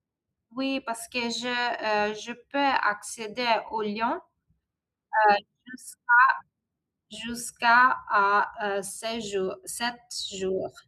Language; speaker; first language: French; non-native, learner; Italian